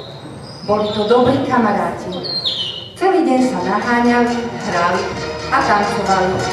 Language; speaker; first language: Slovak; native; Slovak